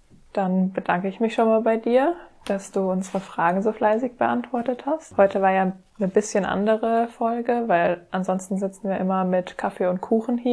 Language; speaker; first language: German; native; German